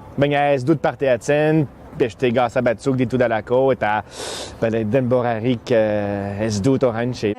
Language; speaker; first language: Basque; non-native, fluent; French